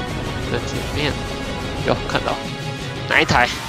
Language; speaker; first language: Chinese; native; Chinese